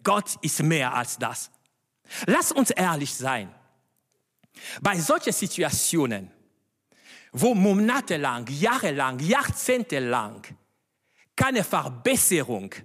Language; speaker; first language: German; non-native, fluent; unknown